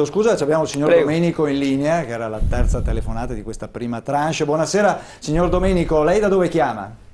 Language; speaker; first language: Italian; native; Italian